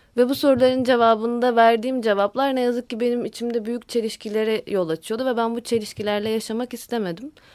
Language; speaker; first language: Turkish; native; Turkish